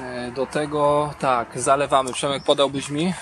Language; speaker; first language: Polish; native; Polish